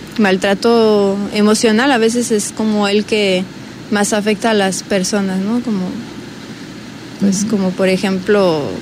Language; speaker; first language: Spanish; non-native, fluent; French